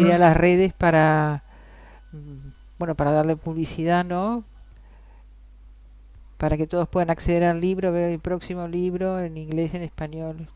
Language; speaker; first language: Spanish; native; Spanish